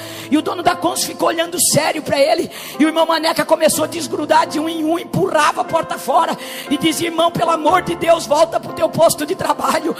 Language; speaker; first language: Portuguese; native; Portuguese